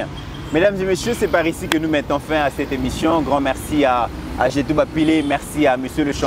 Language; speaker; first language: French; non-native, local second language; Lingala